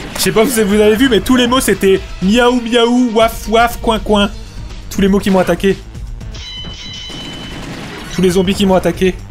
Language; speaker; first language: French; native; French